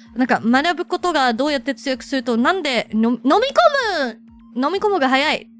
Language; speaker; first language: Japanese; non-native, fluent; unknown